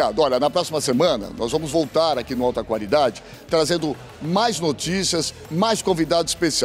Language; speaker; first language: Portuguese; native; Portuguese